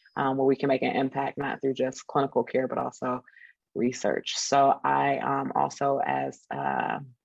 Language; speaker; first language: English; native; English